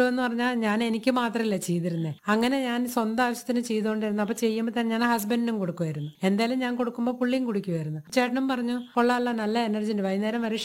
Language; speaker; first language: Malayalam; non-native, local second language; Telugu